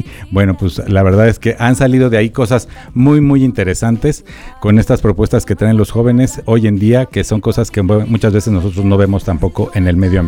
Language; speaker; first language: Spanish; native; Spanish